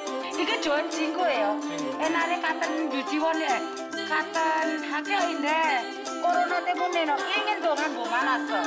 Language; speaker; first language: Korean; non-native, learner; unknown